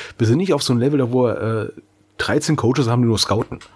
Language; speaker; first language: German; native; German